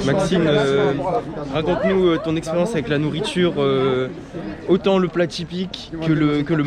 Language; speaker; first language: French; native; French